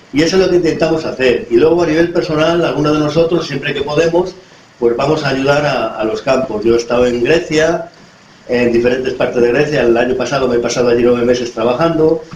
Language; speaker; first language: Spanish; native; Spanish